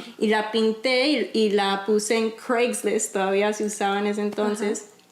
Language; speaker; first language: Spanish; early bilingual, heritage; Spanish